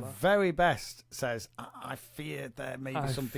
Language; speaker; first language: English; native; English